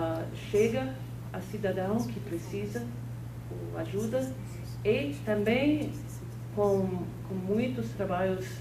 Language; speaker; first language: Portuguese; non-native, fluent; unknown